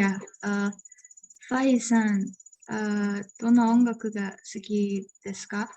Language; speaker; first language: Japanese; non-native, learner; Indonesian